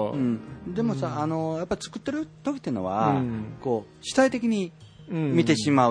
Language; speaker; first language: Japanese; native; Japanese